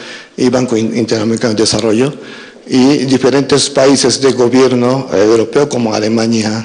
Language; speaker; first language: Spanish; non-native, fluent; Japanese